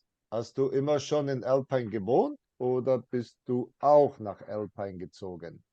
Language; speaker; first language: German; non-native, fluent; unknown